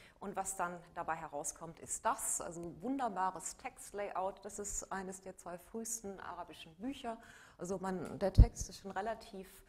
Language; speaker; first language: German; native; German